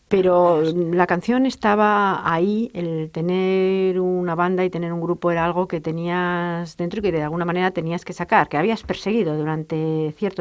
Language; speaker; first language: Spanish; native; Spanish